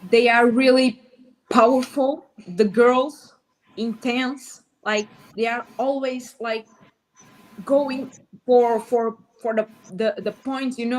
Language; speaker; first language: English; non-native, learner; Portuguese